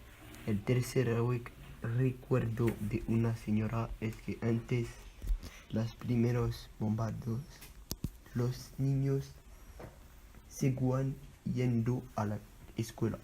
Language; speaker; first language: Spanish; non-native, learner; French